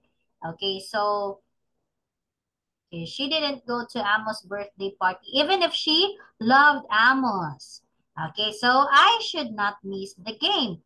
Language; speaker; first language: English; non-native, fluent; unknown